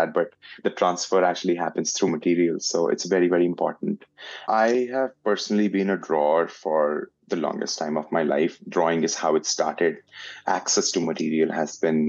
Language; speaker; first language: English; non-native, local second language; Hindi